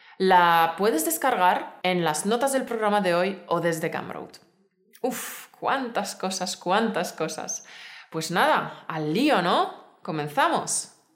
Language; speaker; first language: Spanish; native; Spanish